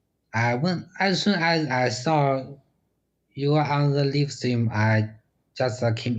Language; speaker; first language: English; non-native, learner; Chinese